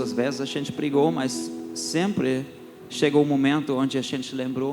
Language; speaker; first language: Portuguese; early bilingual, heritage; Portuguese